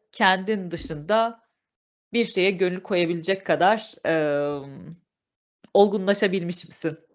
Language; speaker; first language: Turkish; native; Turkish